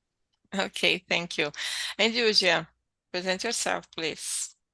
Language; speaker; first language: English; non-native, learner; Portuguese